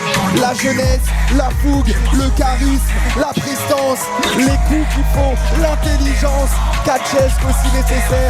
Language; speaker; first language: French; native; French